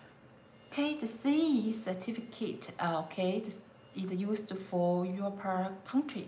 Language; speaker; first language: English; non-native, learner; Chinese